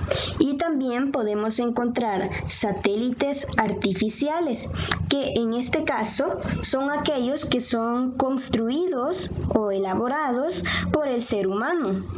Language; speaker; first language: Spanish; native; Spanish